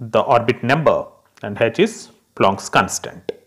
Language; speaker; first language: English; non-native, local second language; Telugu